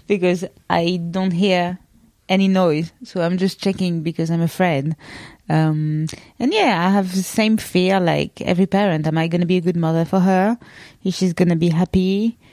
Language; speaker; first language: English; non-native, fluent; French